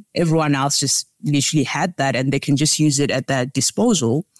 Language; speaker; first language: English; non-native, local second language; Tsonga